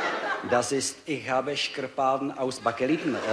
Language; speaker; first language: German; non-native, learner; Czech